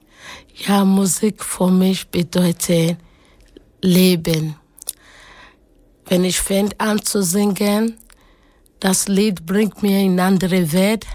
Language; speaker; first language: German; non-native, learner; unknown